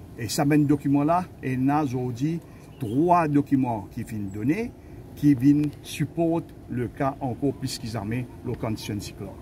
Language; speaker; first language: French; non-native, local second language; Morisyen